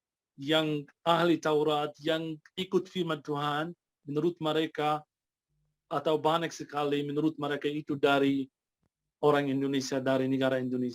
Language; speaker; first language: Indonesian; non-native, fluent; Arabic